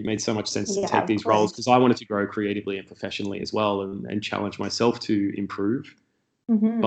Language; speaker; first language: English; native; English